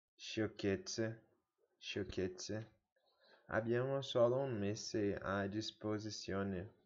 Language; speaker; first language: Italian; non-native, learner; Portuguese